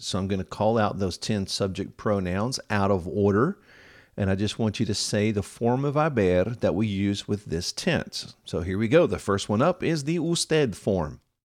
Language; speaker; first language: English; native; English